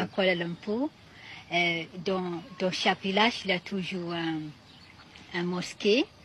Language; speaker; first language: French; non-native, fluent; Malay